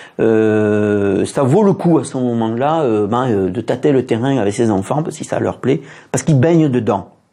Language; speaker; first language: French; native; French